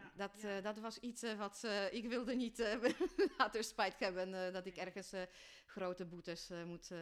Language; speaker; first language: Dutch; non-native, fluent; Polish